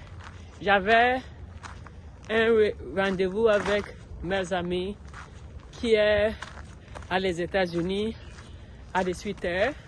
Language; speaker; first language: French; non-native, learner; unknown